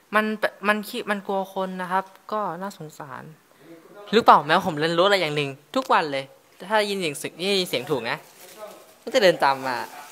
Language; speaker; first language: Thai; native; Thai